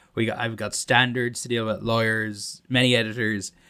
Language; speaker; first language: English; native; English